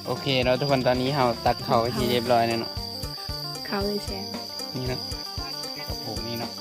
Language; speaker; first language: Thai; non-native, local second language; Northeastern Thai